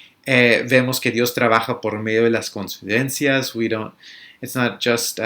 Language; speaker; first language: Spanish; early bilingual, other home language; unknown